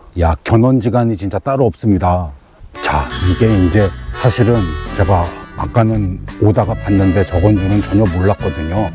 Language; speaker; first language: Korean; native; Korean